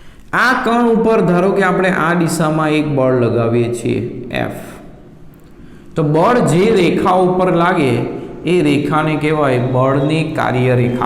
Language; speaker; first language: Gujarati; native; Gujarati